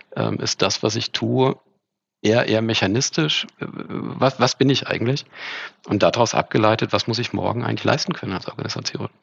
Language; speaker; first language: German; native; German